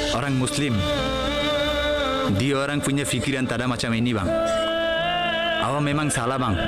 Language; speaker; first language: Malay; non-native, learner; Bangla